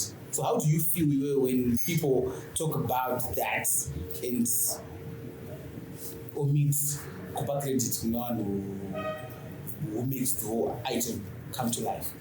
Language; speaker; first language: English; non-native, local second language; Shona